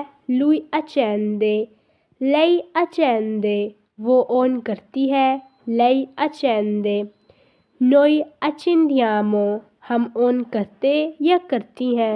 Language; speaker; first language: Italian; non-native, fluent; Urdu